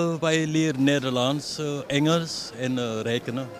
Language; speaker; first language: Dutch; non-native, learner; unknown